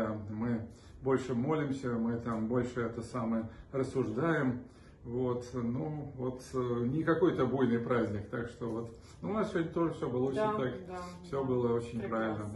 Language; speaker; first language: Russian; native; Russian